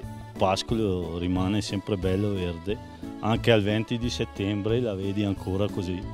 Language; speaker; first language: Italian; native; Italian